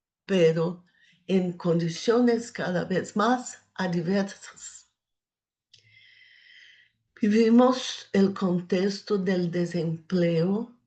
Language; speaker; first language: Spanish; non-native, fluent; Portuguese